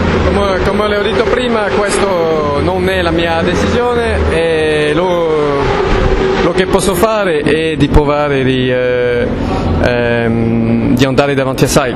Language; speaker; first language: Italian; non-native, fluent; French